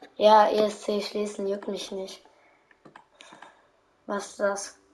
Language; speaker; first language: German; native; German